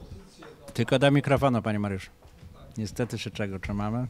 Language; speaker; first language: Polish; native; Polish